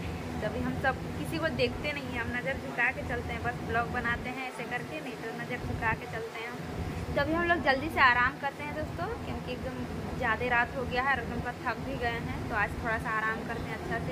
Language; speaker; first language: Hindi; native; Hindi